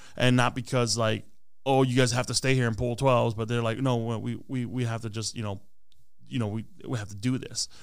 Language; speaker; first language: English; early bilingual, other home language; Hmong